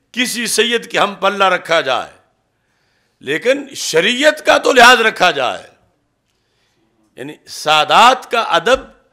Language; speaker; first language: Urdu; non-native, local second language; Punjabi